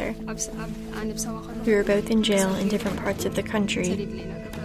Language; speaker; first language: English; non-native, fluent; Arabic